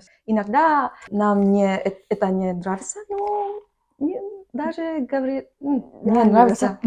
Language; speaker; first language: Russian; non-native, learner; Vietnamese